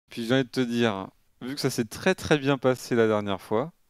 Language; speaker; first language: French; native; French